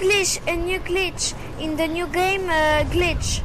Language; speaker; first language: English; non-native, learner; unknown